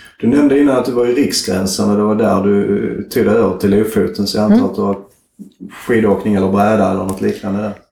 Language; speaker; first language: Swedish; native; Swedish